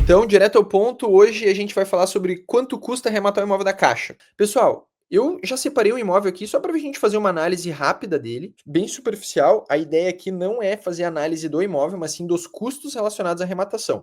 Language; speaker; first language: Portuguese; native; Portuguese